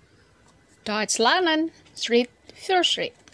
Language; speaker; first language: German; non-native, fluent; Indonesian